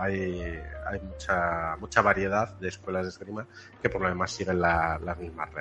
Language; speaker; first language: Spanish; native; Spanish